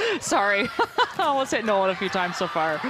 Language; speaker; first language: English; native; English